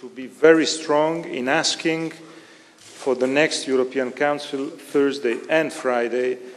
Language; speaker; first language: English; non-native, fluent; Italian